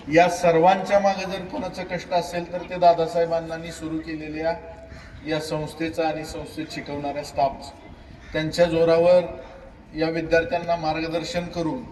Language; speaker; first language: Marathi; native; Marathi